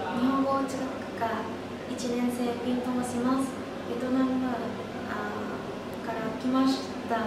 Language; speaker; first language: Japanese; non-native, learner; Vietnamese